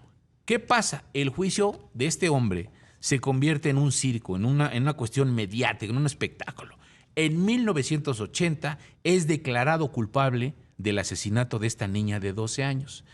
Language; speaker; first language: Spanish; native; Spanish